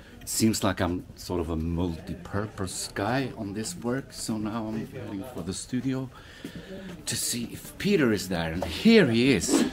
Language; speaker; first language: English; non-native, fluent; Swedish